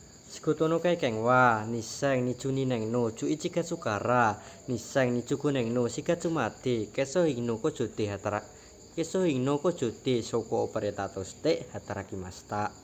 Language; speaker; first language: Japanese; non-native, learner; Indonesian